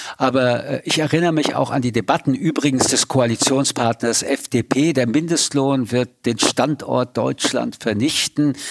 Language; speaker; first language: German; early bilingual, other home language; French